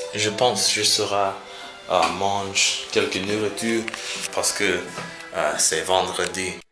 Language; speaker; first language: French; non-native, learner; English